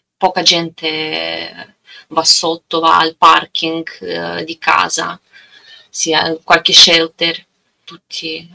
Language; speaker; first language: Italian; non-native, learner; Russian